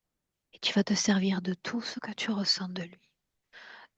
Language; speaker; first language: French; native; French